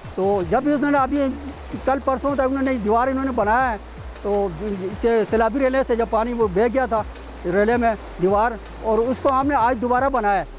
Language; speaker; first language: Urdu; non-native, local second language; Khowar